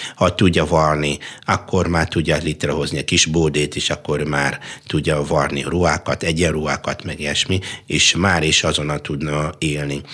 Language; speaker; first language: Hungarian; non-native, fluent; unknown